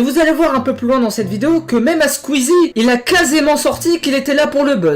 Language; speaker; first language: French; native; French